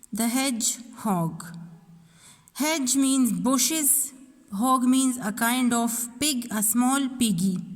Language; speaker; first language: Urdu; non-native, local second language; Pashto